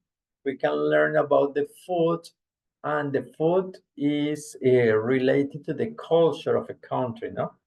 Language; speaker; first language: English; non-native, fluent; Spanish